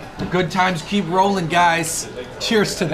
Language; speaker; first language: English; native; English